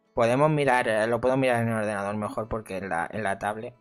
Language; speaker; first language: Spanish; native; Spanish